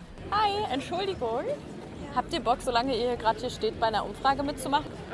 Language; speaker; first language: German; native; German